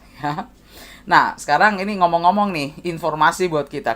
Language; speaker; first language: Indonesian; native; Indonesian